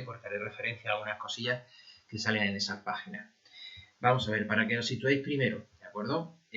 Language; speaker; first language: Spanish; native; Spanish